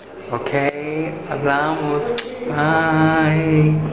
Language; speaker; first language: Spanish; early bilingual, heritage; Spanish